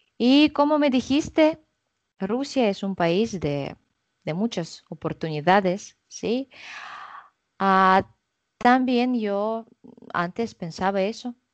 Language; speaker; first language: Spanish; non-native, fluent; Russian